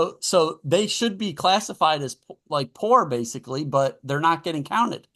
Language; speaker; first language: English; native; English